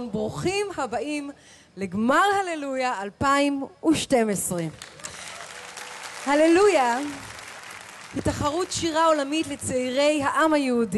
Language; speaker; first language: Hebrew; native; Hebrew